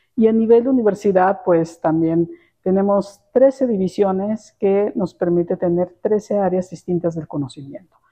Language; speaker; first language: Spanish; native; Spanish